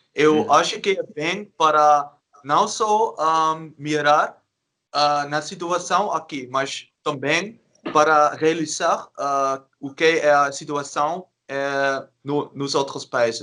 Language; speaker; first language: Portuguese; non-native, learner; Dutch